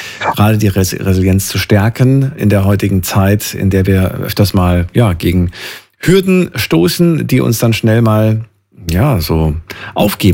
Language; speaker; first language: German; native; German